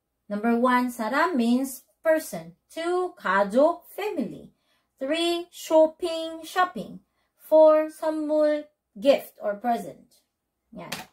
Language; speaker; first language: English; non-native, local second language; Filipino